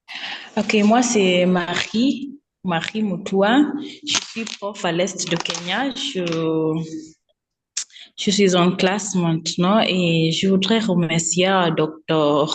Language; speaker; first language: French; non-native, fluent; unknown